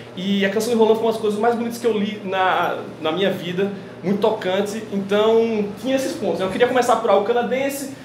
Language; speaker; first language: Portuguese; native; Portuguese